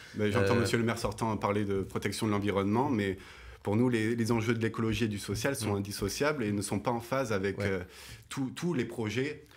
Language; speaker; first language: French; native; French